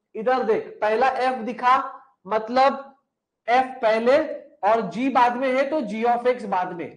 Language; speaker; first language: Hindi; non-native, local second language; Marathi